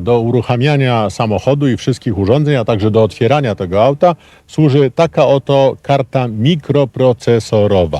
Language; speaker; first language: Polish; native; Polish